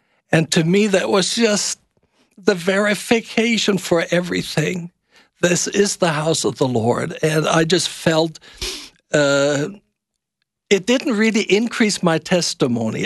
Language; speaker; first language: English; non-native, fluent; German